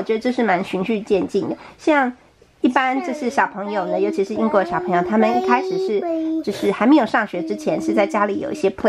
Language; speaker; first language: Chinese; native; Chinese